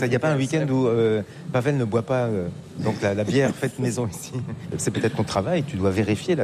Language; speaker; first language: French; native; French